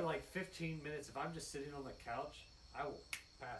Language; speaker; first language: English; native; English